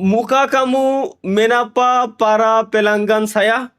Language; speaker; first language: Indonesian; non-native, learner; Bangla